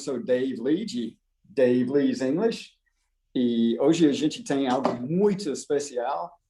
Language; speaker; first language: Portuguese; non-native, fluent; English